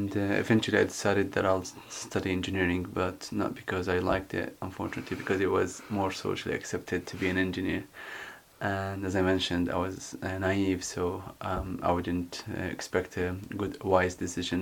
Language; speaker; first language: English; non-native, fluent; Arabic